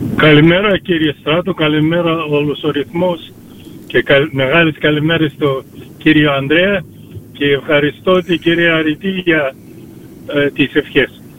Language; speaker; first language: Greek; early bilingual, heritage; Greek